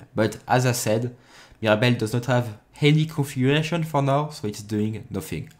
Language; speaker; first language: English; non-native, fluent; French